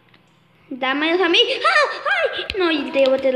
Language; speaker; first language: Spanish; native; Spanish